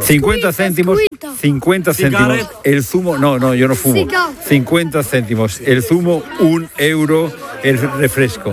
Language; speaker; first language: Spanish; native; Spanish